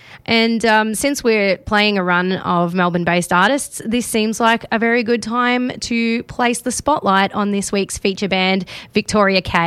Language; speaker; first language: English; native; English